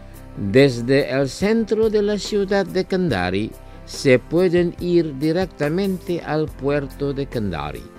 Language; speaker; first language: Spanish; non-native, fluent; Indonesian